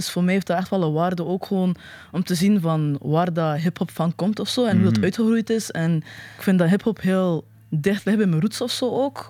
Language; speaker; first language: Dutch; native; Dutch